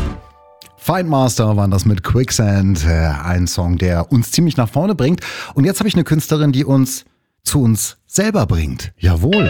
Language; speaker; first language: German; native; German